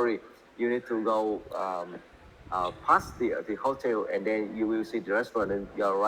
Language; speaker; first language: English; non-native, learner; Vietnamese